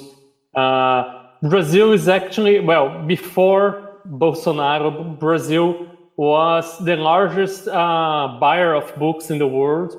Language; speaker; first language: English; non-native, fluent; Portuguese